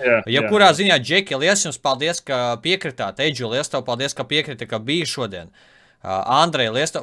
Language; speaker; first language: Latvian; native; Latvian